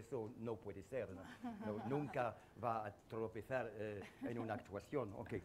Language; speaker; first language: Spanish; non-native, learner; French